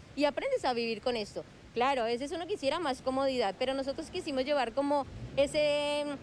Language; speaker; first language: Spanish; native; Spanish